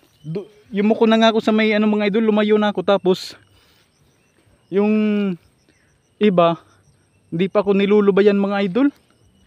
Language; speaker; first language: Filipino; native; Filipino